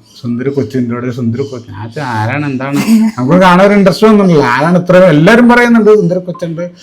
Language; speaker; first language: Malayalam; native; Malayalam